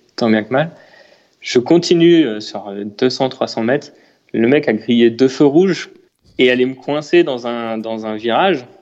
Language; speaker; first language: French; native; French